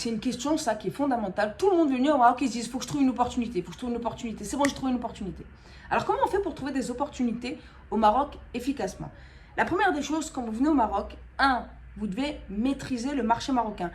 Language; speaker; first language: French; native; French